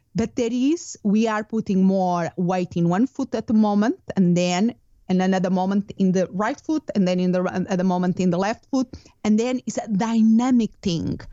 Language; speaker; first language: English; non-native, fluent; Portuguese